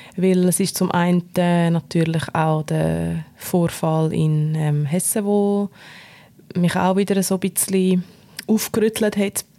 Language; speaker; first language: German; native; German